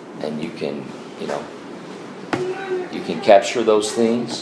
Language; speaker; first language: English; native; English